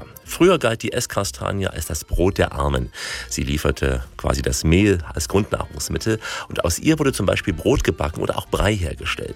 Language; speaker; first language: German; native; German